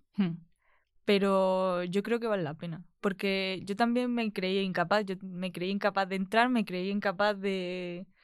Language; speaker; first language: Spanish; native; Spanish